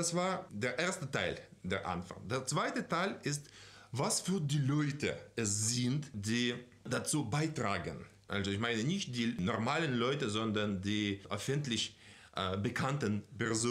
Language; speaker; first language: German; non-native, fluent; Russian